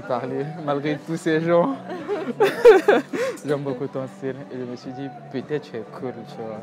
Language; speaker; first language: French; native; French